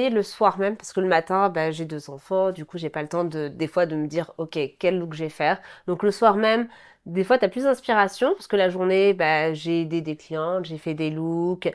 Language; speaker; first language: French; native; French